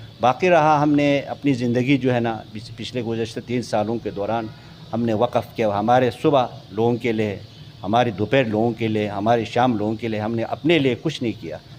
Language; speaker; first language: Urdu; non-native, local second language; Balti